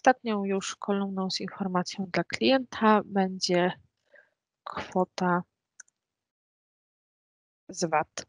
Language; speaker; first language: Polish; native; Polish